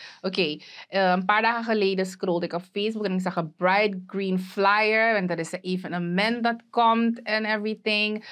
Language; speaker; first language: Dutch; native; Dutch